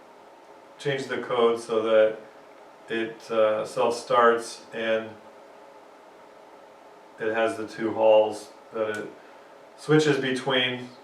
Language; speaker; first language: English; native; English